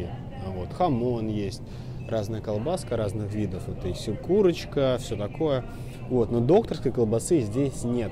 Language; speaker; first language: Russian; native; Russian